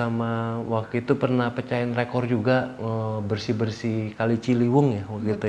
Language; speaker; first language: Indonesian; native; Indonesian